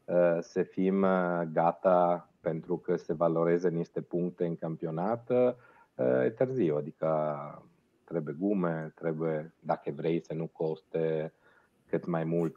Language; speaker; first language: Romanian; non-native, fluent; Italian